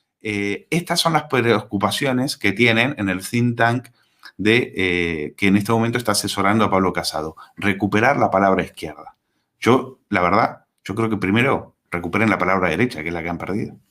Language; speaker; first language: Spanish; native; Spanish